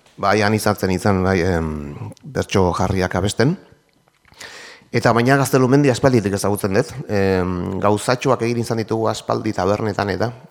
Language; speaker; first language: Basque; native; Basque